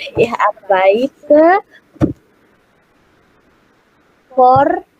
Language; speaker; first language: German; non-native, learner; Indonesian